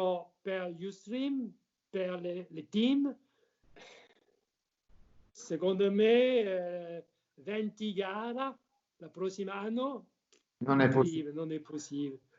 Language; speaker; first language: Italian; non-native, learner; French